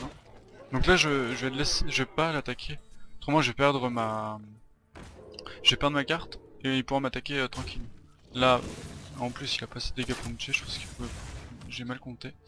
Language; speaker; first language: French; native; French